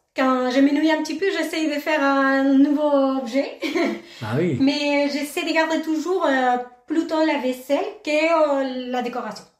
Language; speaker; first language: French; non-native, fluent; Spanish